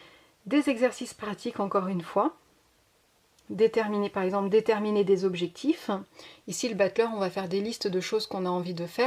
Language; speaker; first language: French; native; French